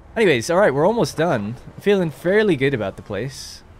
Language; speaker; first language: English; native; English